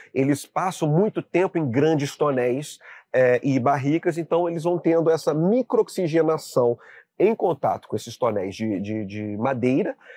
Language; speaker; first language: Portuguese; native; Portuguese